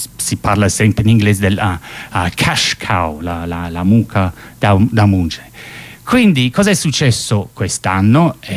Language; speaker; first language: Italian; non-native, fluent; English